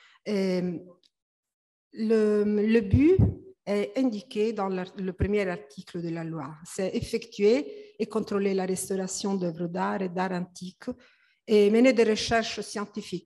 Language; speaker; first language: French; non-native, fluent; Italian